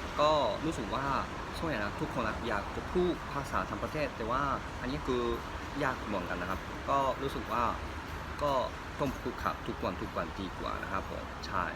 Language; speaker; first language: Thai; non-native, learner; Japanese